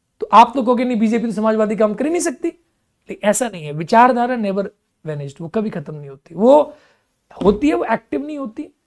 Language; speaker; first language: Hindi; native; Hindi